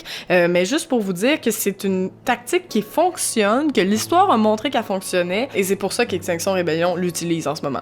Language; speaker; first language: French; native; French